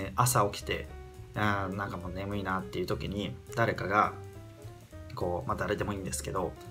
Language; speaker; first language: Japanese; native; Japanese